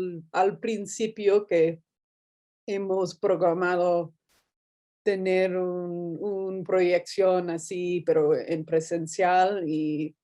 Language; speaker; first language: Spanish; non-native, fluent; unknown